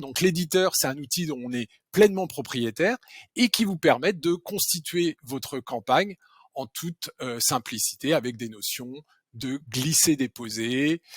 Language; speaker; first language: French; native; French